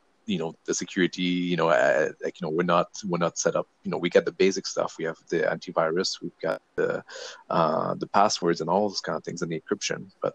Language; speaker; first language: English; non-native, fluent; French